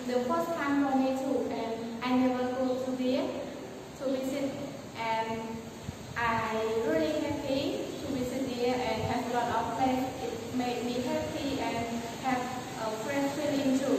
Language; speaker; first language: English; non-native, fluent; Khmer